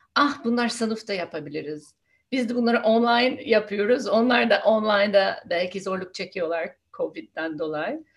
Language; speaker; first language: Turkish; non-native, fluent; English